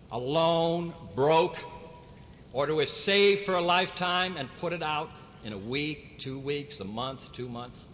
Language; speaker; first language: English; native; English